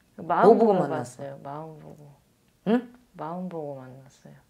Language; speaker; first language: Korean; native; Korean